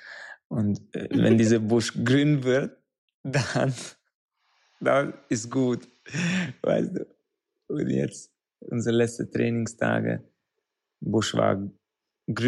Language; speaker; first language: German; non-native, fluent; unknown